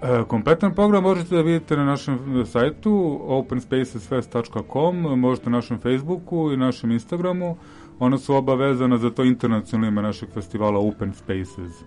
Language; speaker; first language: Serbian; native; Serbian